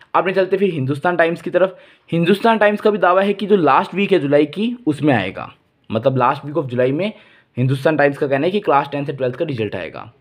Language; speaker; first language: Hindi; native; Hindi